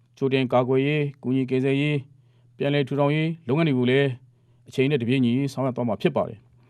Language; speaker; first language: Burmese; non-native, local second language; Mon